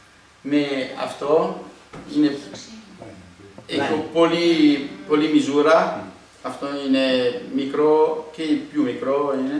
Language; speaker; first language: Greek; non-native, learner; Italian